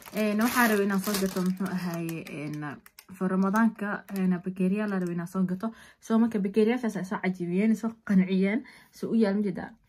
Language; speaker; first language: Somali; early bilingual, heritage; Somali